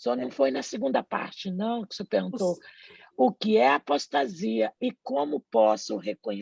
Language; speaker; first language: Portuguese; native; Portuguese